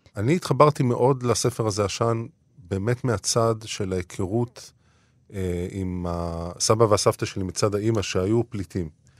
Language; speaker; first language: Hebrew; native; Hebrew